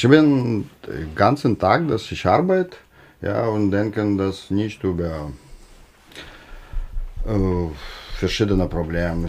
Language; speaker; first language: German; non-native, learner; Russian